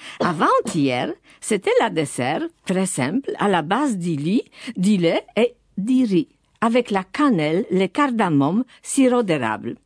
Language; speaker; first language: French; non-native, fluent; Polish